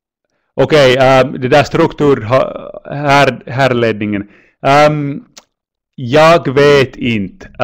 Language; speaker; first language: Swedish; non-native, local second language; Finnish